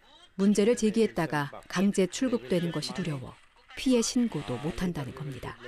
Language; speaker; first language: Korean; native; Korean